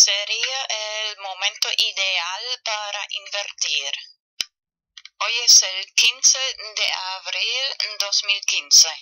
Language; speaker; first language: Spanish; non-native, fluent; German